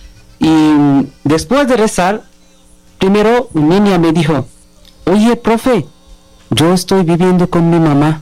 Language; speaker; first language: Spanish; non-native, learner; Bangla